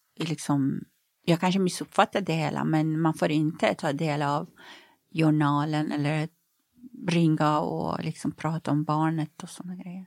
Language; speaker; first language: Swedish; non-native, fluent; Persian